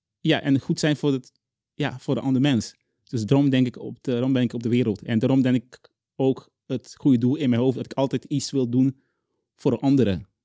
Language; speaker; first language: Dutch; non-native, local second language; Papiamento